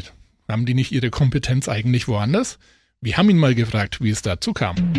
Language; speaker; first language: German; native; German